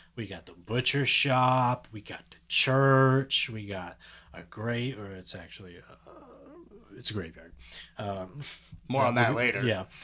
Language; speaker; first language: English; native; English